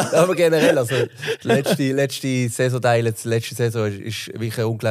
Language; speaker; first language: German; native; German